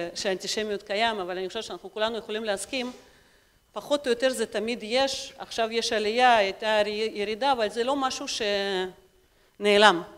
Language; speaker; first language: Hebrew; non-native, fluent; Russian